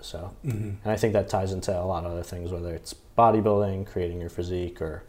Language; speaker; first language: English; native; English